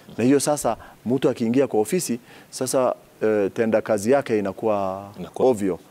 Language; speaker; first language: Swahili; non-native, local second language; Somali